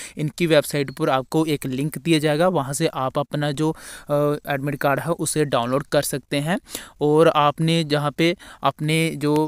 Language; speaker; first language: Hindi; non-native, local second language; Punjabi